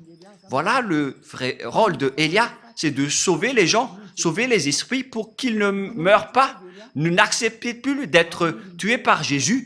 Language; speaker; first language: French; non-native, local second language; Malagasy